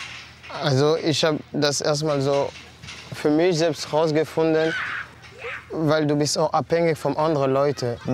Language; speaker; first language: German; non-native, fluent; French